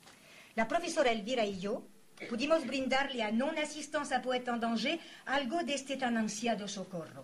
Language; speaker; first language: Spanish; native; Spanish